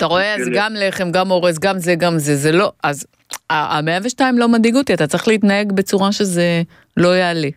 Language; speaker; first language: Hebrew; native; Hebrew